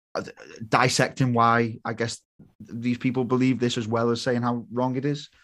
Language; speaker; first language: English; native; English